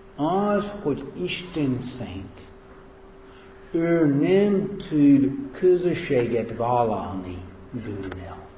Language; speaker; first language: Hungarian; non-native, fluent; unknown